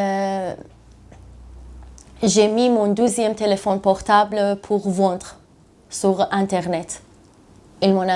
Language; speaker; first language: French; non-native, learner; Persian